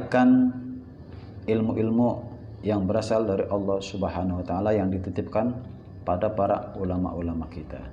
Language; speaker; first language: Indonesian; non-native, local second language; Javanese